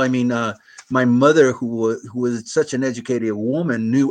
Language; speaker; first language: English; native; English